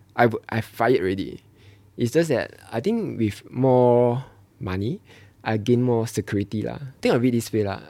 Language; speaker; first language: English; non-native, local second language; Chinese